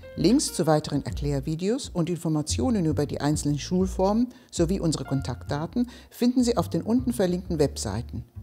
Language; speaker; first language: German; non-native, fluent; Greek